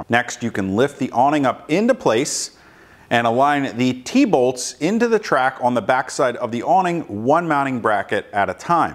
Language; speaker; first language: English; native; English